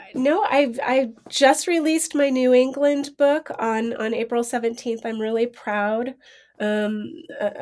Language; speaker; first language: English; native; English